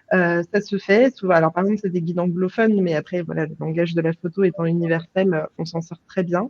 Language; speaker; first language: French; native; French